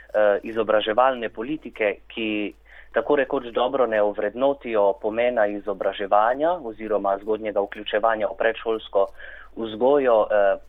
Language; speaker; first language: Slovenian; non-native, local second language; Romany